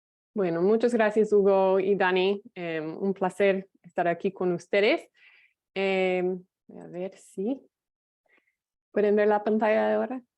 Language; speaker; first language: Spanish; non-native, fluent; English